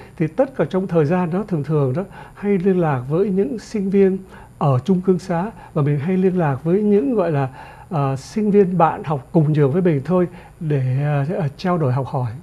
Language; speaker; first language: Vietnamese; native; Vietnamese